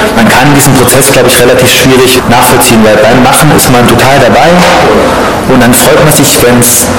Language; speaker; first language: German; native; German